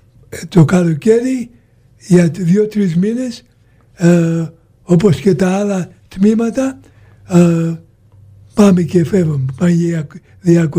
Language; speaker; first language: Greek; early bilingual, heritage; Greek